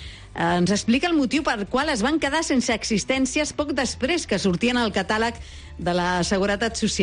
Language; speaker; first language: Catalan; native; Catalan